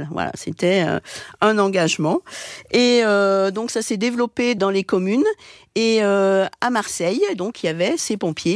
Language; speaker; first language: French; native; French